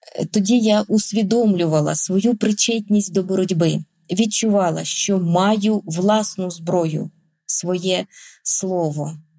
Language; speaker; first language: Ukrainian; non-native, local second language; Russian